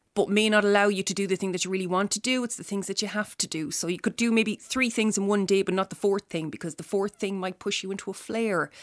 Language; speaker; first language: English; native; English